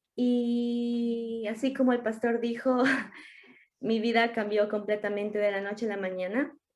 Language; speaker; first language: Spanish; native; Spanish